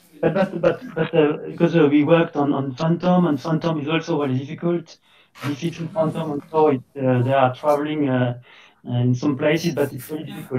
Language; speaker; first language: English; non-native, fluent; French